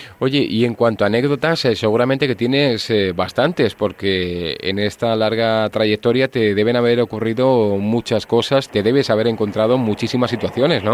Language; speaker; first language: Spanish; native; Spanish